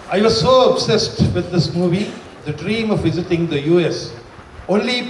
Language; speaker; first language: English; non-native, local second language; Kannada